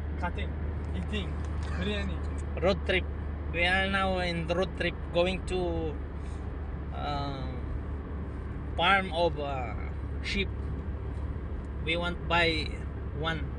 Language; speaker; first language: English; non-native, learner; Filipino